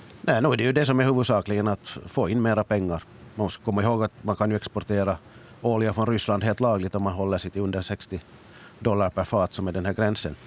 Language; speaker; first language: Swedish; native; Swedish